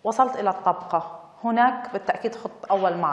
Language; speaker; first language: Arabic; native; Arabic